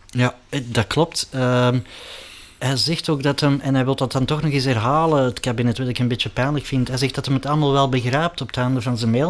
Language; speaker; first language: Dutch; native; Dutch